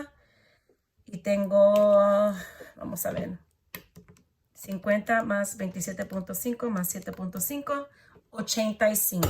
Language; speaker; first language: Spanish; early bilingual, heritage; Spanish